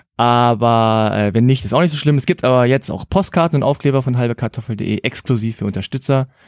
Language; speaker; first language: German; early bilingual, other home language; Korean